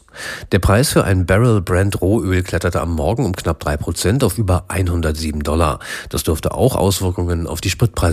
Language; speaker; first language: German; native; German